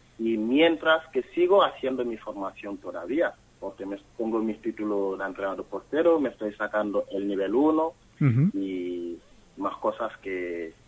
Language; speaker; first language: Spanish; non-native, fluent; Wolof